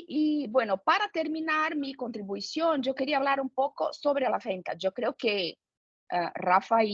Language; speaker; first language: Spanish; non-native, fluent; Portuguese